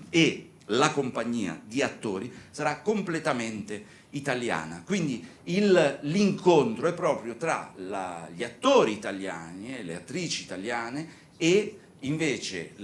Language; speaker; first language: Italian; native; Italian